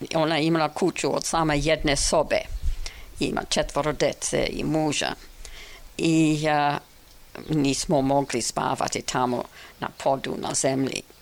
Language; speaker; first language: Serbian; non-native, fluent; English